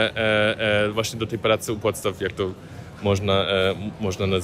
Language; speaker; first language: Polish; non-native, fluent; German